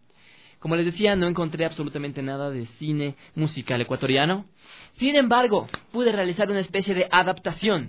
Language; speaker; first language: Spanish; native; Spanish